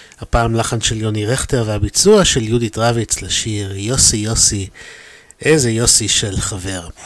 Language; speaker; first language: Hebrew; native; Hebrew